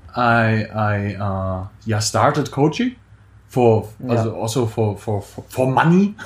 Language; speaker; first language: English; non-native, fluent; German